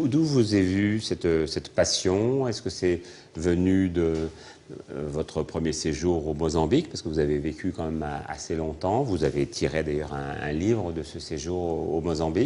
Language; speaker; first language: French; native; French